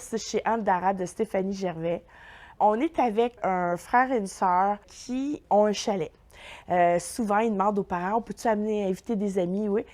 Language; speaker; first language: French; native; French